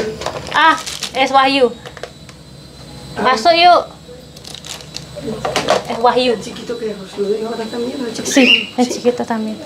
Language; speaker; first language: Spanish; non-native, learner; Indonesian